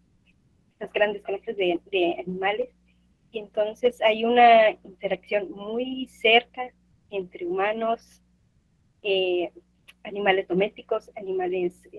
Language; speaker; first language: Spanish; non-native, fluent; Portuguese